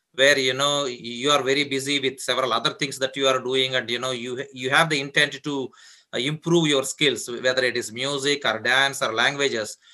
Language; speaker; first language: English; non-native, local second language; Telugu